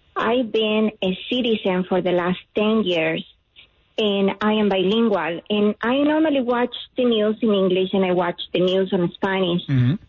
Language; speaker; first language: English; non-native, fluent; Spanish